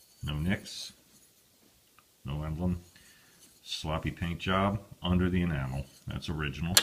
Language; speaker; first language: English; native; English